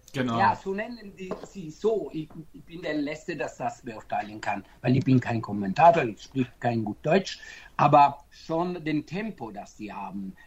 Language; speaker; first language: German; non-native, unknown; Italian